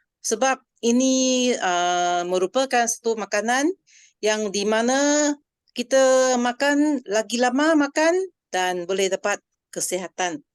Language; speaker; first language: Malay; non-native, local second language; Chinese